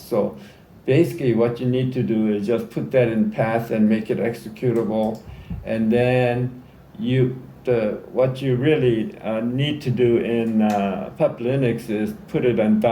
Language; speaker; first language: English; native; English